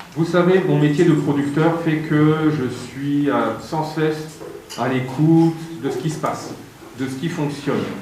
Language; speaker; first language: French; native; French